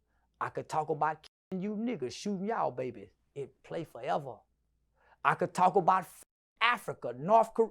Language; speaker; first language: English; native; English